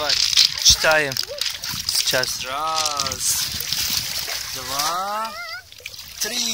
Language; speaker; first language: Russian; non-native, learner; Turkish